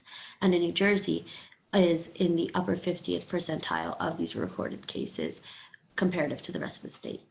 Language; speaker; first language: English; native; English